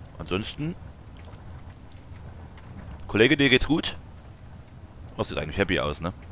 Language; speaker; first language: German; native; German